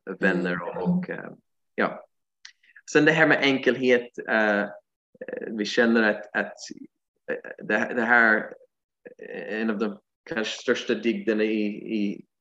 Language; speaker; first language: Swedish; non-native, fluent; English